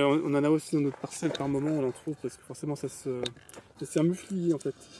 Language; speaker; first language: French; native; French